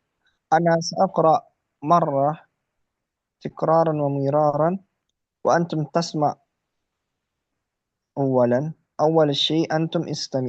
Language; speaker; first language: Arabic; non-native, learner; Indonesian